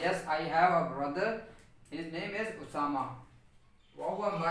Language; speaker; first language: English; non-native, local second language; Urdu